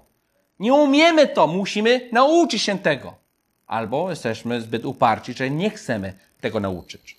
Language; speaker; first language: Polish; non-native, fluent; English